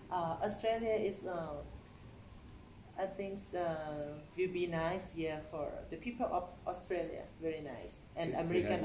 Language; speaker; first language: English; non-native, learner; Thai